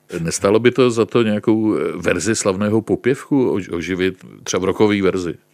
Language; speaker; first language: Czech; native; Czech